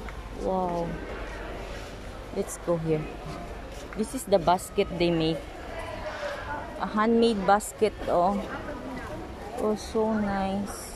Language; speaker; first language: English; non-native, local second language; Filipino